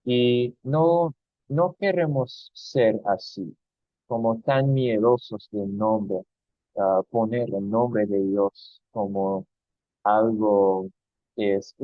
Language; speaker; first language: Spanish; non-native, fluent; English